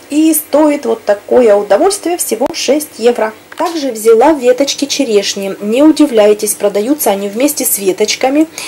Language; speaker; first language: Russian; native; Russian